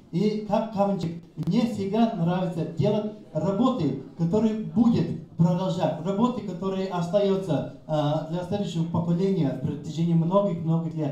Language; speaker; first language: Russian; non-native, fluent; English